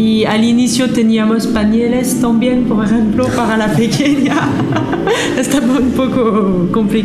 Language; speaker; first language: Spanish; non-native, learner; French